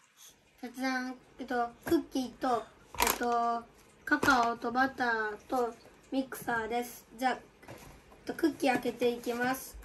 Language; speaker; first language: Japanese; early bilingual, other home language; Russian